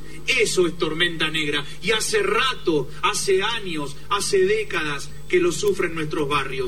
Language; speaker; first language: Spanish; native; Spanish